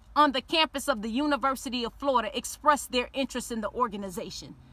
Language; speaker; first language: English; native; English